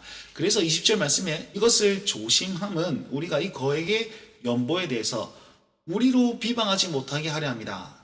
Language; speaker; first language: Korean; native; Korean